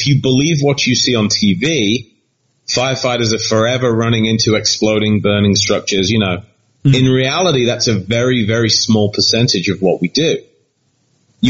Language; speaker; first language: English; native; English